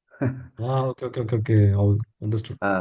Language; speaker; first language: Kannada; non-native, learner; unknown